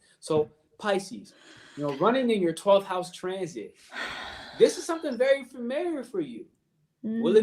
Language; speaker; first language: English; native; English